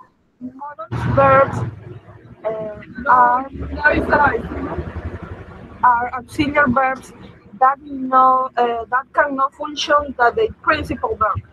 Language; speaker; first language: English; non-native, learner; Spanish